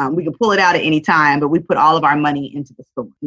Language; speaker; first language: English; native; English